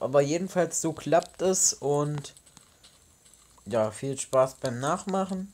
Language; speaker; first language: German; native; German